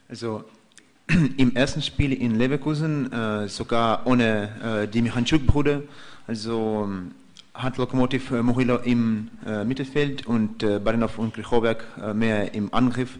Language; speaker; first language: German; non-native, fluent; Russian